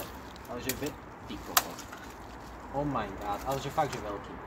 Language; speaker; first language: Slovak; native; Slovak